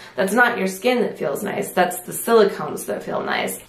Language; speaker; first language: English; native; English